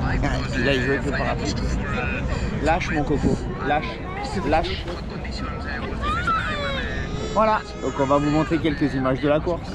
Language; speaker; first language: French; native; French